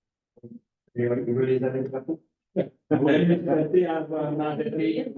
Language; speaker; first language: French; native; French